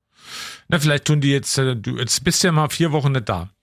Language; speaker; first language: German; native; German